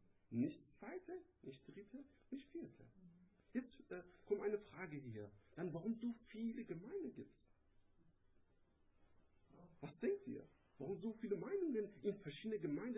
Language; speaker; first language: German; non-native, learner; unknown